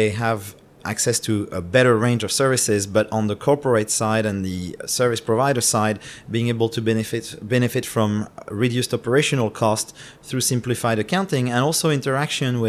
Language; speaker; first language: English; non-native, fluent; French